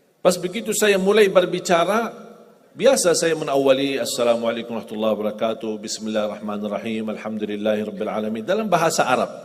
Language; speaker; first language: Indonesian; non-native, fluent; Arabic